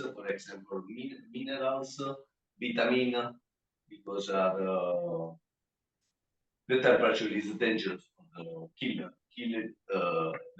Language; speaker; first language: English; non-native, learner; Italian